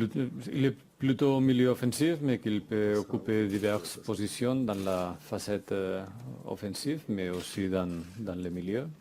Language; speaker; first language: French; non-native, fluent; Spanish